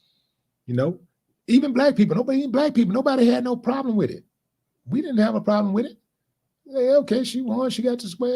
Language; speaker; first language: English; native; English